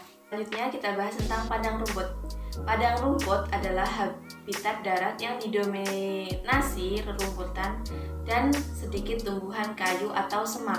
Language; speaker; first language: Indonesian; native; Indonesian